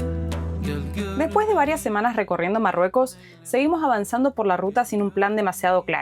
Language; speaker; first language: Spanish; native; Spanish